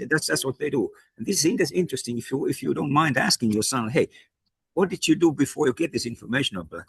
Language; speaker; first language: English; non-native, fluent; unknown